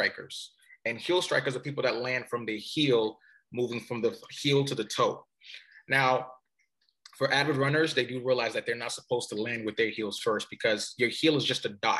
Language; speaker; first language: English; early bilingual, other home language; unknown